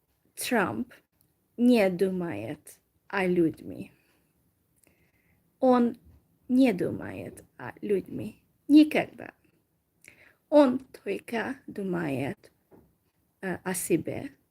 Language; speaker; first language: Russian; non-native, learner; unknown